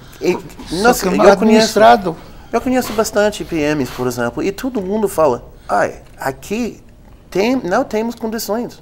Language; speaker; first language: Portuguese; non-native, fluent; English